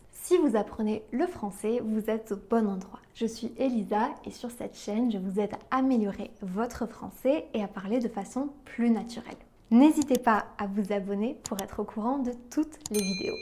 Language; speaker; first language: French; native; French